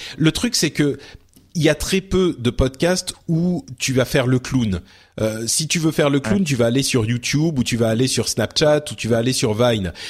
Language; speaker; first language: French; early bilingual, other home language; Arabic